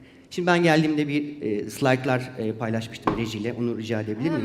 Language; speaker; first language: Turkish; native; Turkish